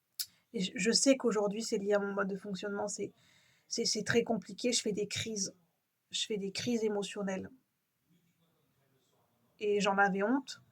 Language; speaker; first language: French; native; French